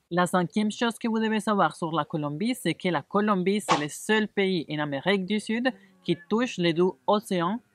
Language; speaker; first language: French; non-native, fluent; Spanish